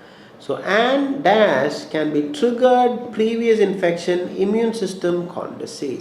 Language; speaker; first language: English; non-native, local second language; Malayalam